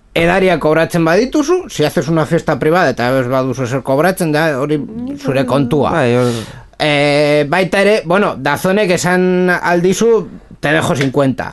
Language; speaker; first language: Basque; non-native, local second language; Spanish